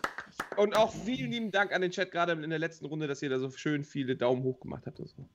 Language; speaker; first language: German; native; German